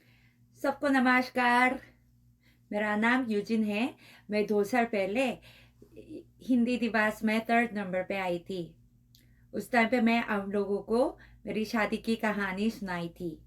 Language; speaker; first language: Hindi; non-native, learner; Korean